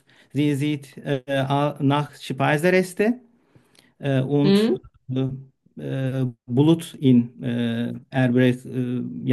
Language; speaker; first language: German; non-native, learner; Turkish